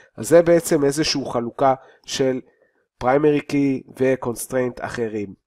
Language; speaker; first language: Hebrew; native; Hebrew